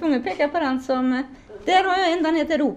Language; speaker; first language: Swedish; native; Swedish